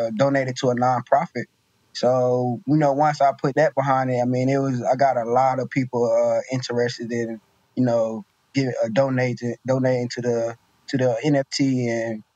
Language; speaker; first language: English; native; English